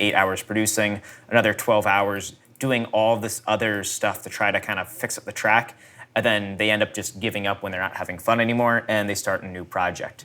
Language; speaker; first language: English; native; English